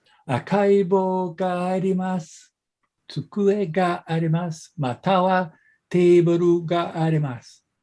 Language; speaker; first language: Japanese; non-native, learner; English